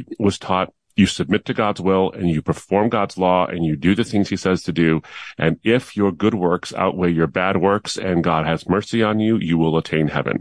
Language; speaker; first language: English; native; English